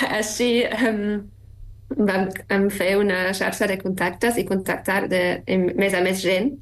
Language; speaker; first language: Catalan; non-native, fluent; German